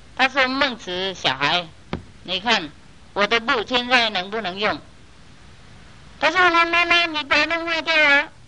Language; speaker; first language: Chinese; non-native, fluent; Vietnamese